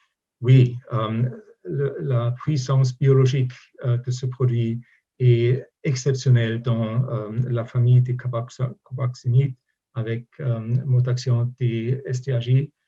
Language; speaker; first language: French; non-native, fluent; German